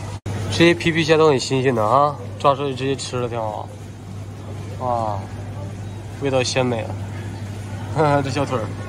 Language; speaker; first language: Chinese; native; Chinese